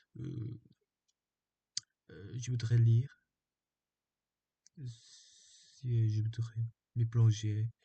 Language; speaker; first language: French; non-native, learner; Korean